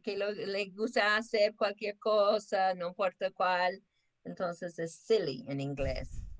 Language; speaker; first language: Spanish; non-native, fluent; English